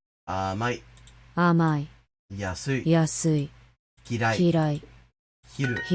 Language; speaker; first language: Japanese; non-native, fluent; English